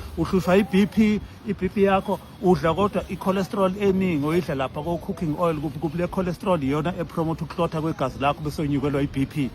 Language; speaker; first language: Zulu; native; Zulu